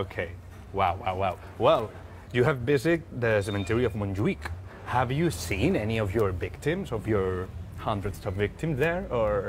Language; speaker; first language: English; non-native, fluent; Catalan